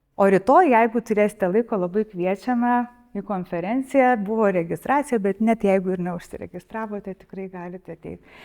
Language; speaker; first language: Lithuanian; native; Lithuanian